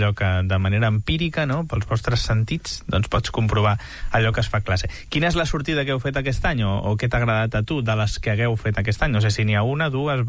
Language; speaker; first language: Catalan; native; Catalan